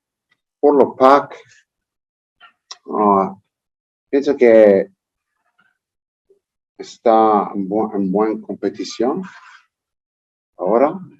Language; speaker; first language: Spanish; non-native, learner; English